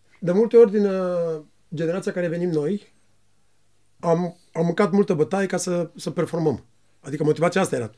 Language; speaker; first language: Romanian; native; Romanian